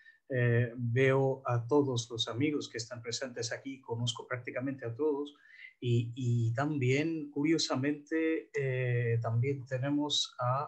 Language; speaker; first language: Spanish; non-native, fluent; Bangla